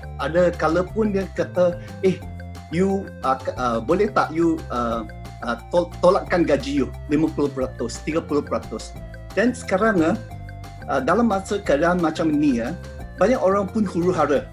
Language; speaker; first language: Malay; non-native, local second language; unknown